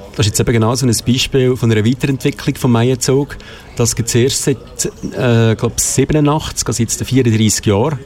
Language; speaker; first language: German; native; German